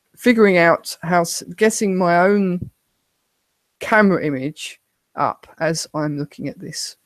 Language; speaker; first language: English; native; English